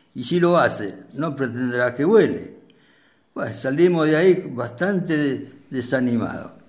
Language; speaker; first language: Spanish; native; Spanish